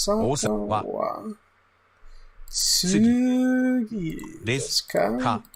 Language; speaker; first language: Japanese; non-native, learner; English